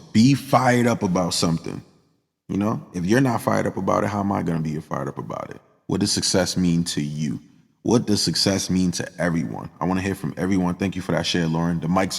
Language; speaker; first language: English; native; English